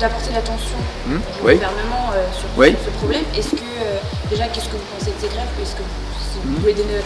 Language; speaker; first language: French; native; French